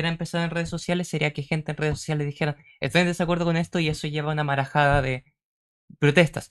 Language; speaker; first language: Spanish; native; Spanish